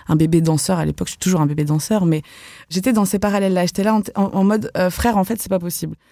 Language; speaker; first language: French; native; French